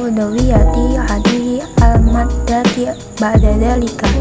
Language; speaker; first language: Arabic; non-native, learner; Indonesian